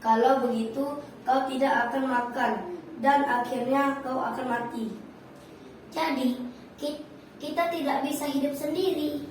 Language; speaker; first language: Indonesian; native; Indonesian